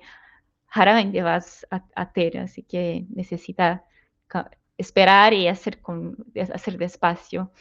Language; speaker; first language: Spanish; non-native, fluent; Portuguese